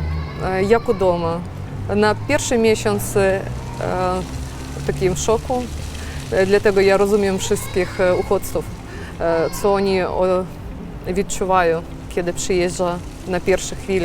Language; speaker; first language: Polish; non-native, learner; Ukrainian